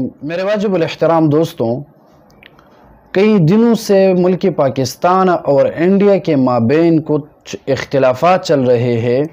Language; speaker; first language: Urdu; non-native, local second language; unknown